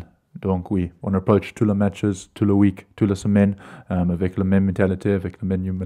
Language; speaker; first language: French; non-native, learner; English